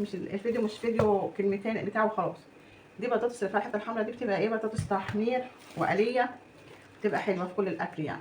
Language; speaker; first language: Arabic; native; Arabic